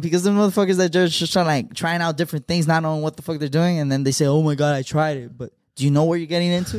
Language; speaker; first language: English; early bilingual, other home language; Spanish